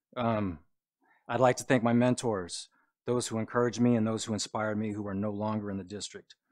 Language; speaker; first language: English; native; English